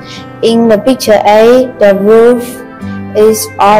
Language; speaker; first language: English; non-native, learner; Vietnamese